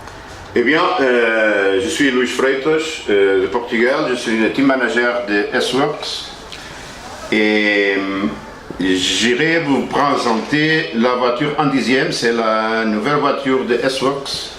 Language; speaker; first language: French; non-native, learner; Portuguese